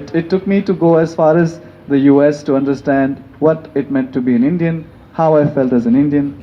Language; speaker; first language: English; non-native, local second language; Hindi